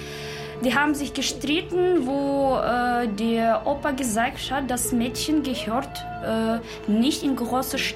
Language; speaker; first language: German; non-native, learner; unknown